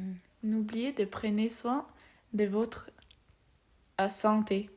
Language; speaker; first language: French; non-native, learner; Spanish